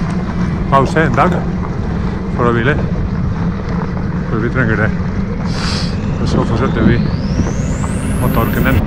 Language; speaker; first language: Norwegian; non-native, fluent; Spanish